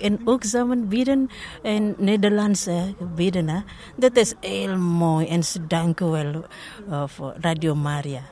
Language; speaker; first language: Dutch; non-native, learner; Indonesian